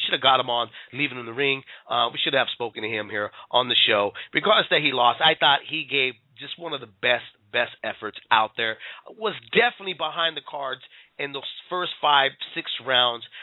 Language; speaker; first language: English; early bilingual, other home language; Spanish